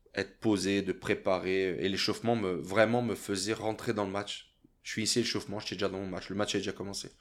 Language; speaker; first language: French; native; French